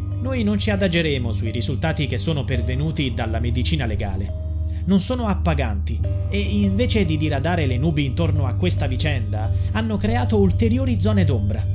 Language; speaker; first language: Italian; native; Italian